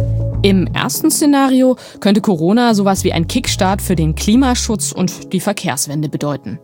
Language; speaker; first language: German; native; German